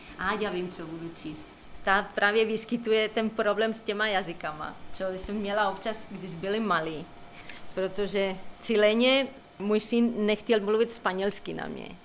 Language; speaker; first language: Czech; non-native, fluent; Spanish